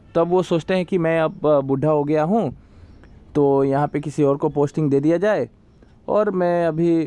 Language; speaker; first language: Hindi; non-native, local second language; Assamese